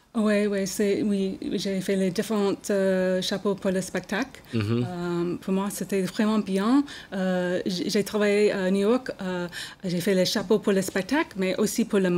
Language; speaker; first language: French; non-native, learner; English